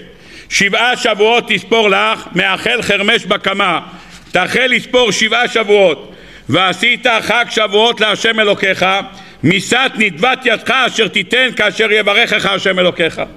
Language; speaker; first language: Hebrew; native; Hebrew